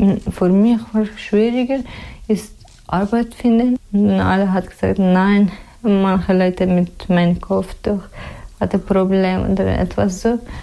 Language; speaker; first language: German; non-native, learner; Persian